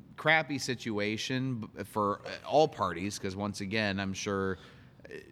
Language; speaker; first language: English; native; English